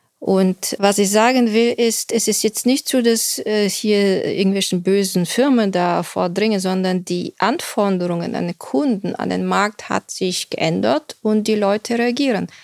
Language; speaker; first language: German; non-native, fluent; Bulgarian